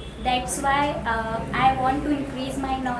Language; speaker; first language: English; non-native, learner; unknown